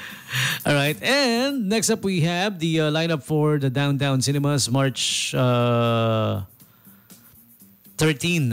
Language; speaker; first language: English; non-native, local second language; Filipino